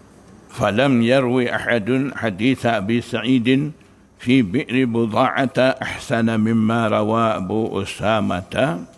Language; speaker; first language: Arabic; non-native, fluent; Malay